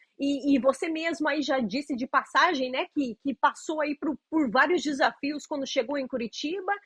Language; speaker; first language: Portuguese; native; Portuguese